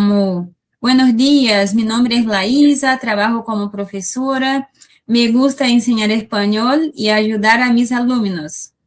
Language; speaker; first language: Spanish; non-native, fluent; Portuguese